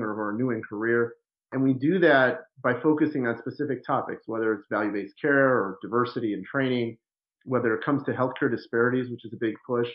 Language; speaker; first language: English; native; English